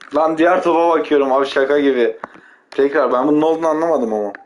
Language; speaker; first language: Turkish; native; Turkish